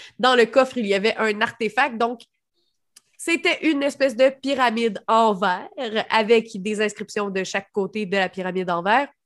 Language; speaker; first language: French; native; French